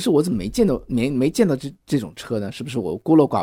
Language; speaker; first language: Chinese; native; Chinese